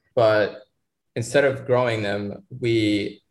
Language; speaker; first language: English; non-native, fluent; Arabic